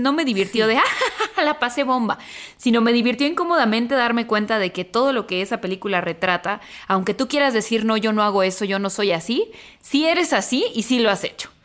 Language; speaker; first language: Spanish; native; Spanish